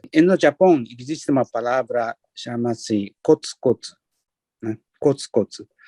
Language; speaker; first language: Portuguese; non-native, learner; Japanese